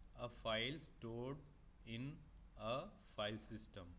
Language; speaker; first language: English; non-native, local second language; Punjabi